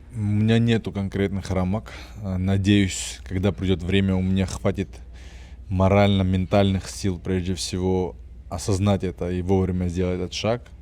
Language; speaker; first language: Russian; non-native, fluent; Georgian